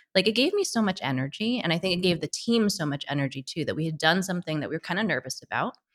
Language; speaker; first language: English; native; English